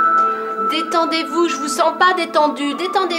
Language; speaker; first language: French; native; French